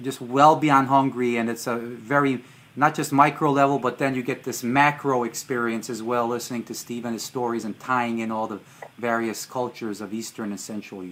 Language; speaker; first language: English; early bilingual, other home language; Hungarian